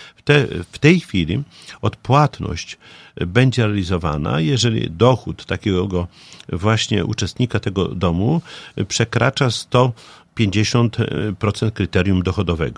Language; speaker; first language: Polish; native; Polish